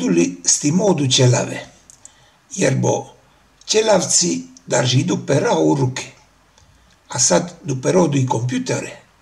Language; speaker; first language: Serbian; native; Serbian